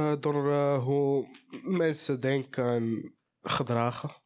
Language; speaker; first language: Dutch; early bilingual, other home language; Portuguese